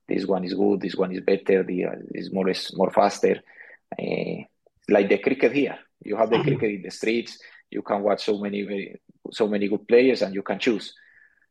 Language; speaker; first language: English; non-native, learner; Spanish